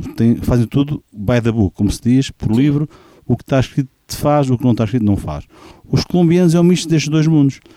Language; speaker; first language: Portuguese; native; Portuguese